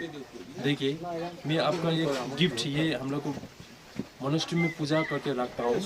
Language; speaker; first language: Hindi; non-native, local second language; Nepali